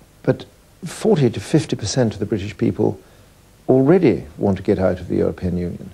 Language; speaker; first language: English; native; English